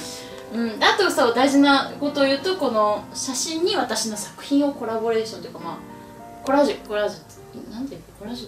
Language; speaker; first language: Japanese; native; Japanese